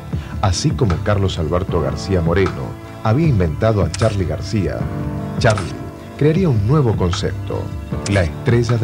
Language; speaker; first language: Spanish; native; Spanish